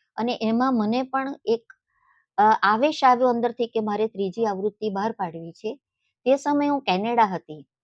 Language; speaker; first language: Gujarati; native; Gujarati